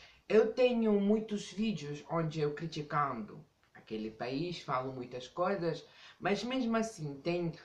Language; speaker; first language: Portuguese; non-native, fluent; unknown